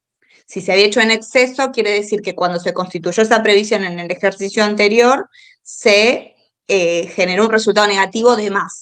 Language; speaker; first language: Spanish; native; Spanish